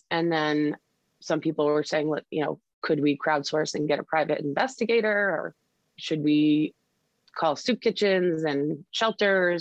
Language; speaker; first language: English; native; English